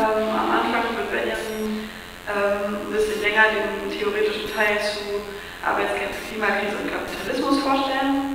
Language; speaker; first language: German; native; German